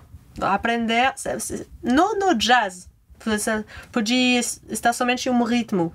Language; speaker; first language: Portuguese; non-native, fluent; French